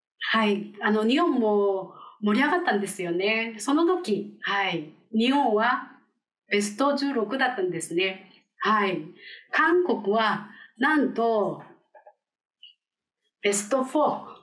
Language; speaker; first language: Japanese; non-native, fluent; Korean